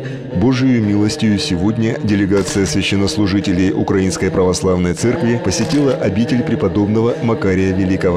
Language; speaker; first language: Russian; native; Russian